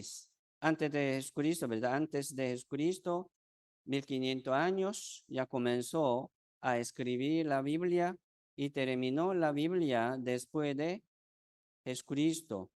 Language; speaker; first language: Spanish; non-native, fluent; Korean